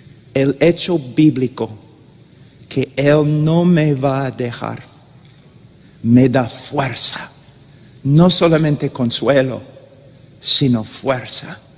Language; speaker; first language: Spanish; non-native, fluent; English